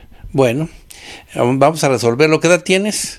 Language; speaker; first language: Spanish; native; Spanish